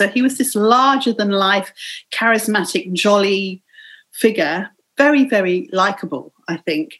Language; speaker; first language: English; native; English